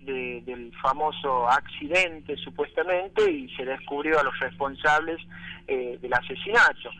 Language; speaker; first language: Spanish; native; Spanish